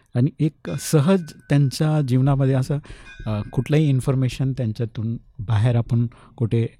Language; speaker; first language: Marathi; non-native, local second language; Hindi